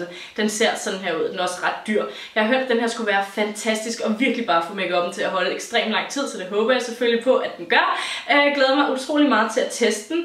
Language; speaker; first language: Danish; native; Danish